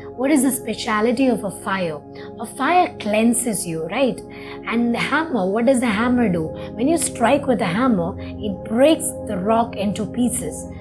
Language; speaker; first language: English; non-native, local second language; Malayalam